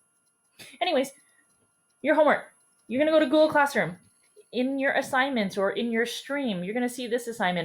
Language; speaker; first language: English; native; English